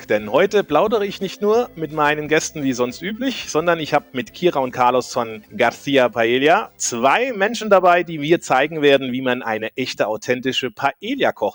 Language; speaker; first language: German; native; German